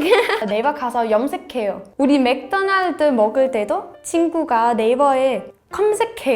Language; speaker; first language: Korean; non-native, fluent; Danish